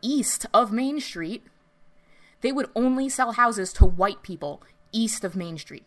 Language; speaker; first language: English; native; English